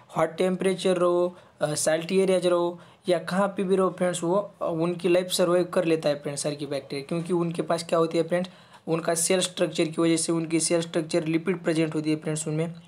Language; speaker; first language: Hindi; non-native, local second language; Marathi